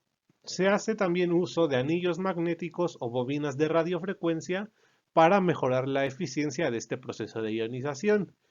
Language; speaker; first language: Spanish; native; Spanish